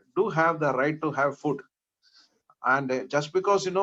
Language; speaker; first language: English; non-native, local second language; Malayalam